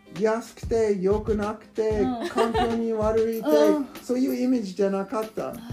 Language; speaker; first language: Japanese; non-native, learner; English